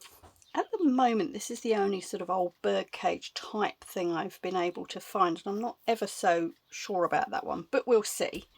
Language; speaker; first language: English; native; English